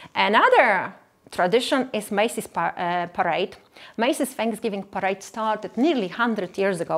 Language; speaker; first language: English; non-native, fluent; Polish